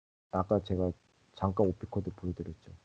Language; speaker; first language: Korean; native; Korean